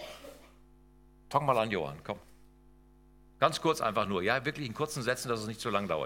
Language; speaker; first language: German; native; German